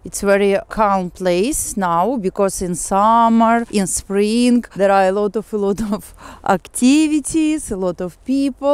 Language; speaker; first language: English; non-native, fluent; Russian